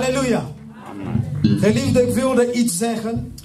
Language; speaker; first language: Dutch; non-native, fluent; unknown